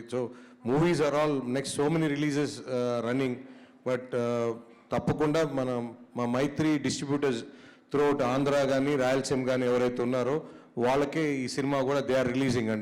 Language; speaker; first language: Telugu; native; Telugu